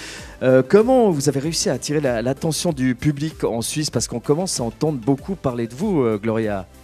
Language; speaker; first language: French; native; French